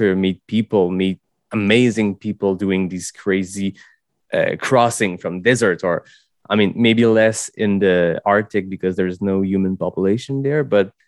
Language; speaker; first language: English; non-native, fluent; French